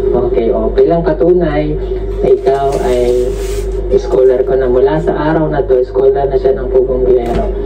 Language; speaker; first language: Filipino; non-native, local second language; Cebuano